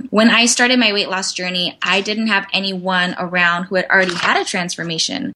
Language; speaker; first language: English; native; English